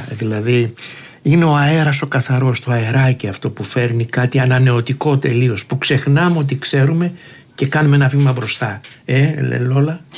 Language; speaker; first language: Greek; native; Greek